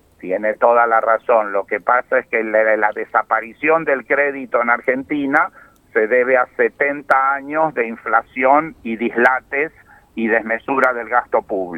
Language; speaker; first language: Spanish; native; Spanish